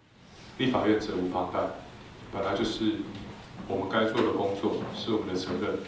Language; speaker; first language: Chinese; native; Chinese